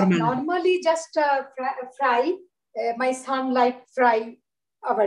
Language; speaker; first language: English; non-native, learner; Bangla